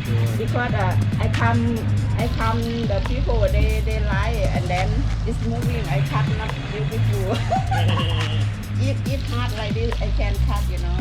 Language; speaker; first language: English; non-native, learner; Thai